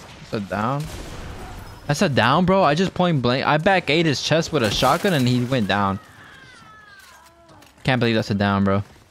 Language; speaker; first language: English; early bilingual, other home language; Spanish